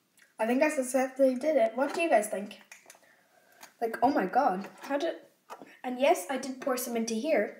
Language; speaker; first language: English; native; English